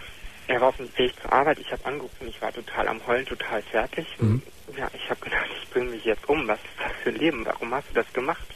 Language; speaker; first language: German; native; German